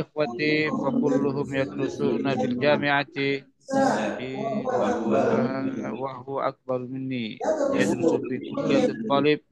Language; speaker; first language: Arabic; non-native, learner; Indonesian